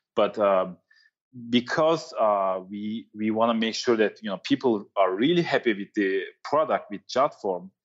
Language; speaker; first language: English; non-native, fluent; Turkish